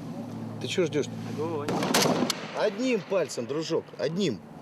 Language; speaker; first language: Russian; native; Russian